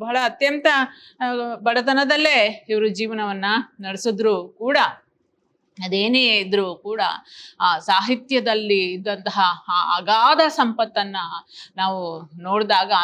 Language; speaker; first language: Kannada; native; Kannada